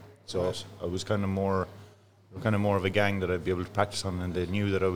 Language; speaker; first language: English; native; English